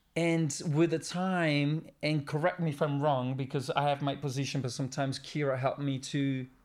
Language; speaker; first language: English; non-native, fluent; Italian